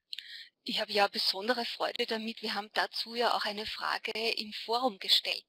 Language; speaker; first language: German; native; German